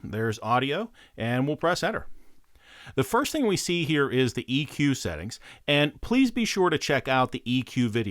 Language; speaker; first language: English; native; English